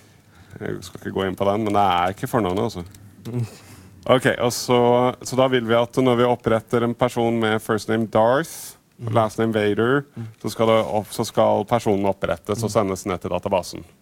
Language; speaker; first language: Norwegian; native; Norwegian